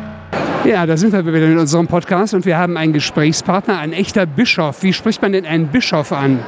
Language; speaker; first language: German; native; German